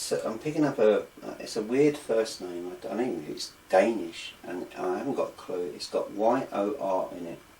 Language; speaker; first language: English; native; English